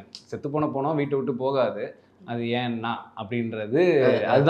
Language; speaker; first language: Tamil; native; Tamil